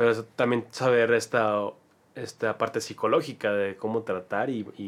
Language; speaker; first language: Spanish; native; Spanish